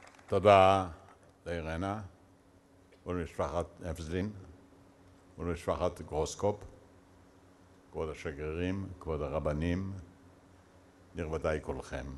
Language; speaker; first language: Hebrew; early bilingual, other home language; Yiddish